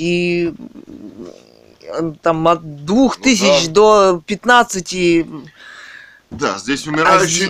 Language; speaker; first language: Russian; native; Russian